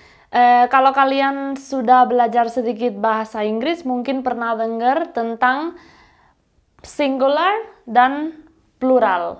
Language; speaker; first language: Indonesian; non-native, fluent; Spanish